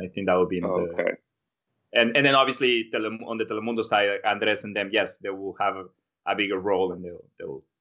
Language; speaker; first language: English; non-native, fluent; Spanish